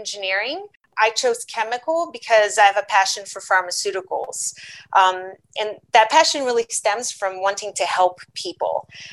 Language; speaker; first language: English; early bilingual, other home language; Portuguese